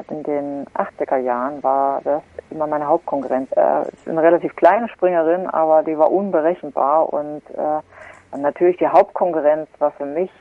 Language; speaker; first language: German; native; German